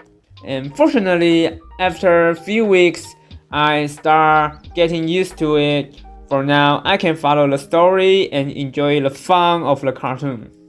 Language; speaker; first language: English; non-native, fluent; Chinese